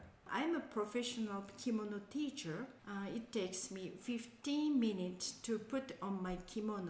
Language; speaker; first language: English; non-native, learner; Japanese